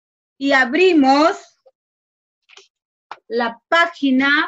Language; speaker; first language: Spanish; native; Spanish